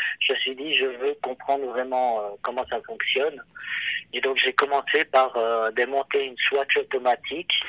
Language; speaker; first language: French; native; French